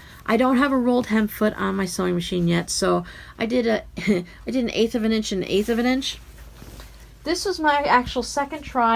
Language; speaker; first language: English; native; English